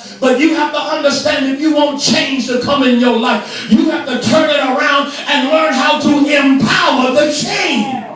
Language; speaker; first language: English; native; English